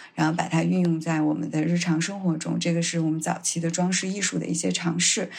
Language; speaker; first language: Chinese; native; Chinese